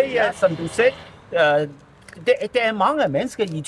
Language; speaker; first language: Danish; non-native, learner; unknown